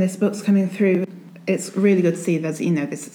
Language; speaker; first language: English; native; English